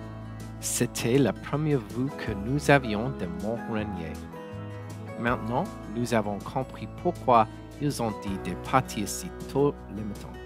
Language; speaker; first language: French; non-native, learner; English